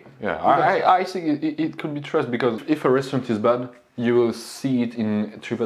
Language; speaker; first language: English; non-native, learner; French